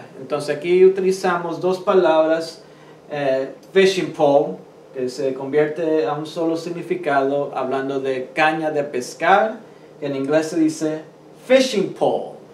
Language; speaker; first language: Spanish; early bilingual, heritage; Spanish